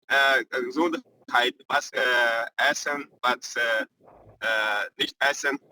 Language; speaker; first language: German; non-native, learner; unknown